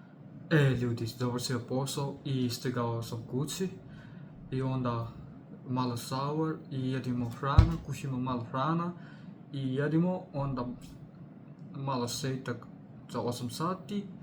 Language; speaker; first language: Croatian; non-native, learner; Nepali